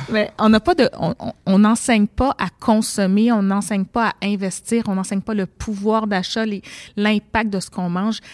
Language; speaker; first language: French; native; French